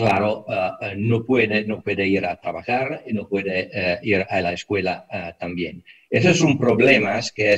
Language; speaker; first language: Spanish; non-native, fluent; Italian